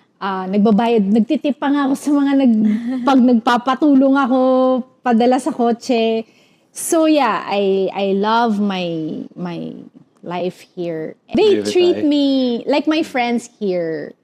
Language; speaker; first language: Filipino; native; Filipino